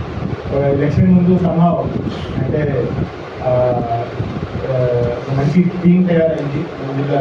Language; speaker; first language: Telugu; native; Telugu